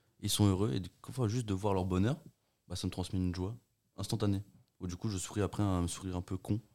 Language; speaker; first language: French; early bilingual, other home language; Portuguese